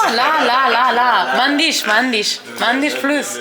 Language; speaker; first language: Arabic; non-native, learner; French